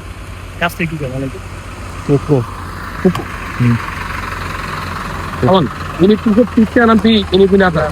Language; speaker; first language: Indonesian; non-native, learner; Bangla